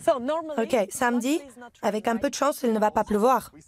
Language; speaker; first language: French; non-native, fluent; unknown